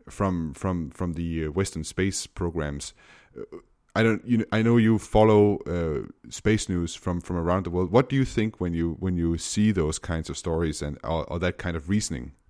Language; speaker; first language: English; non-native, fluent; Danish